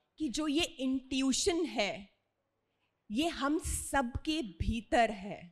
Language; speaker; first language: Hindi; native; Hindi